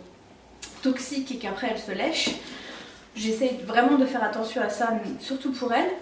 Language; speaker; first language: French; native; French